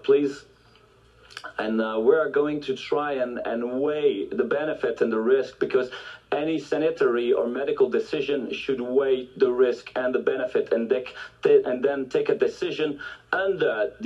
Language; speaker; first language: English; non-native, fluent; French